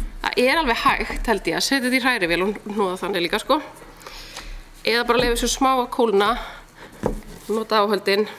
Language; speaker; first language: Icelandic; native; Icelandic